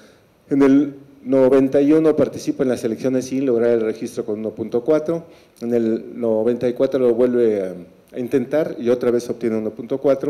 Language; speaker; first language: Spanish; native; Spanish